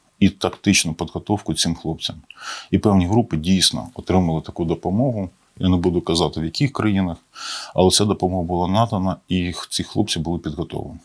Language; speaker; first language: Ukrainian; native; Ukrainian